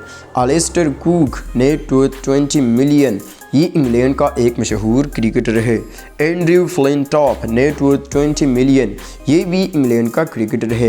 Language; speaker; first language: Hindi; native; Hindi